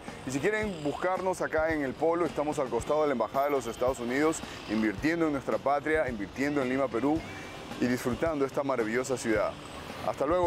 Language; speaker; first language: Spanish; native; Spanish